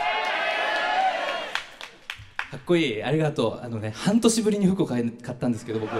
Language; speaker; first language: Japanese; native; Japanese